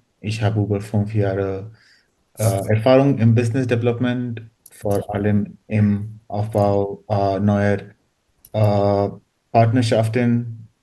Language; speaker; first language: German; non-native, learner; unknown